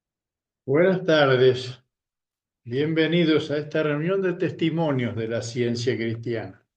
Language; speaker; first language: Spanish; native; Spanish